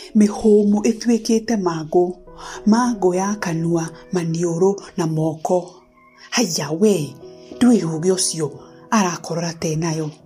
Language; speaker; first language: English; non-native, local second language; Kikuyu